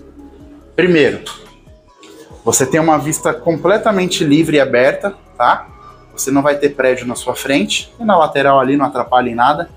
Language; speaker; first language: Portuguese; native; Portuguese